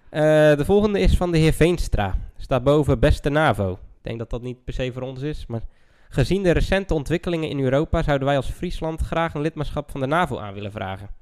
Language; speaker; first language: Dutch; native; Dutch